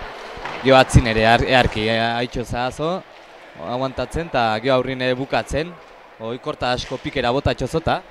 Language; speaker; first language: Basque; native; Basque